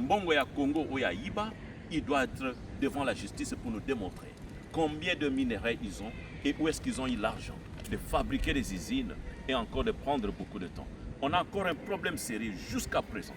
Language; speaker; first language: French; non-native, local second language; Lingala